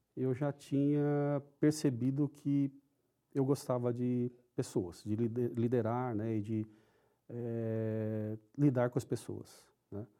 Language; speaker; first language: Portuguese; non-native, local second language; Japanese